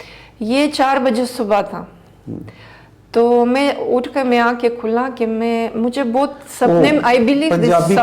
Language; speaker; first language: Hindi; non-native, learner; Greek